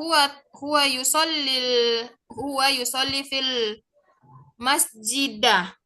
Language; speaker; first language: Arabic; non-native, learner; Indonesian